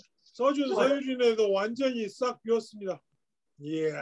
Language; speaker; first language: Korean; native; Korean